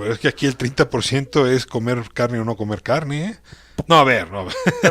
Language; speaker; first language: Spanish; native; Spanish